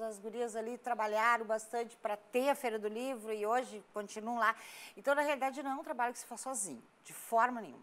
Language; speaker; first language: Portuguese; native; Portuguese